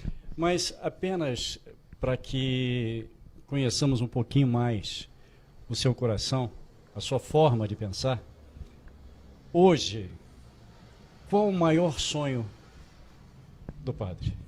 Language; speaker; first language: Portuguese; native; Portuguese